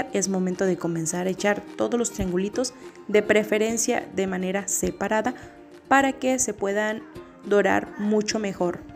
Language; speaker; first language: Spanish; native; Spanish